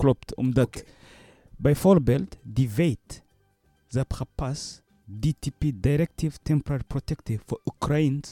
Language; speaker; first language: Dutch; non-native, learner; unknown